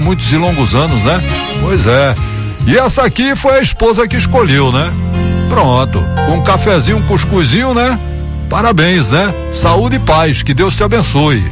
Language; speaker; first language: Portuguese; native; Portuguese